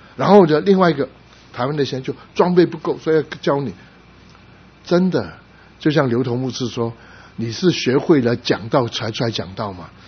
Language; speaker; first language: Chinese; non-native, local second language; Cantonese